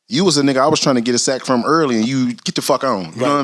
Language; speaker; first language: English; native; English